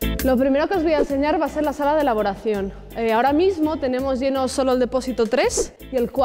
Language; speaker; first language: Spanish; native; Spanish